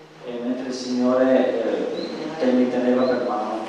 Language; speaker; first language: Italian; native; Italian